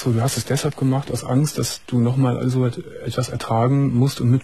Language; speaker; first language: German; native; German